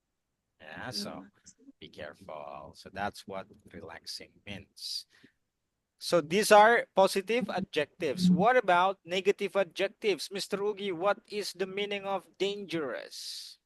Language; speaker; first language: English; non-native, fluent; Indonesian